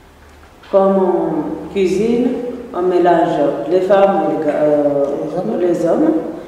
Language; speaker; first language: French; non-native, fluent; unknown